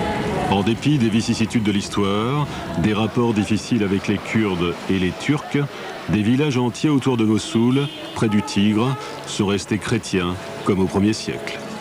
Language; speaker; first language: French; native; French